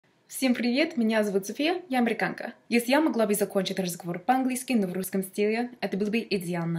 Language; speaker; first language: Russian; non-native, fluent; English